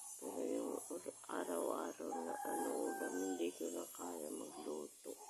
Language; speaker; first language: Filipino; non-native, local second language; Bikol